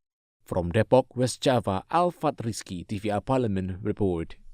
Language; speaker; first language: English; non-native, fluent; Indonesian